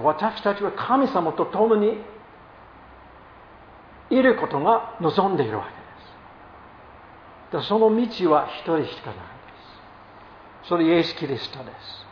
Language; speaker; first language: Japanese; non-native, fluent; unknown